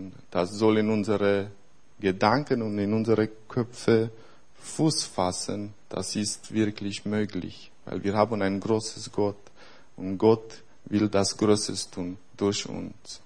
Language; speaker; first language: German; non-native, fluent; Romanian